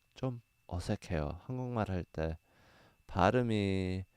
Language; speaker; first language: Korean; early bilingual, other home language; English